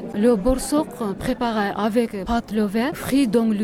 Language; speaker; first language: French; non-native, learner; Kyrgyz